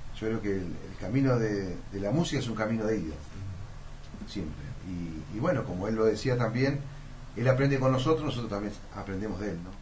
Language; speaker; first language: Spanish; native; Spanish